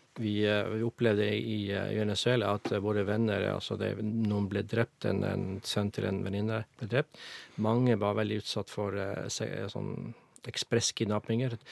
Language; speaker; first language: Norwegian; native; Norwegian